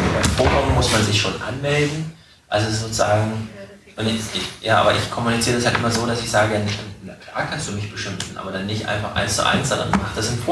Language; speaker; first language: German; native; German